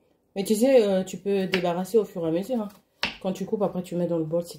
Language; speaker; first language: French; native; French